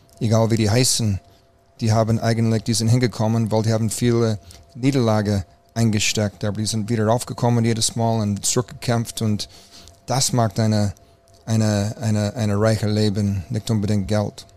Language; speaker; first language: German; non-native, fluent; English